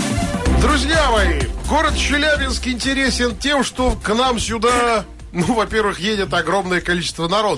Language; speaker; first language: Russian; native; Russian